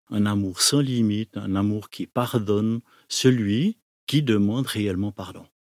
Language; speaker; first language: French; native; French